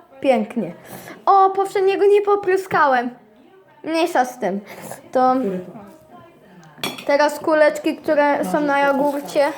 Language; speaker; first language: Polish; early bilingual, heritage; Polish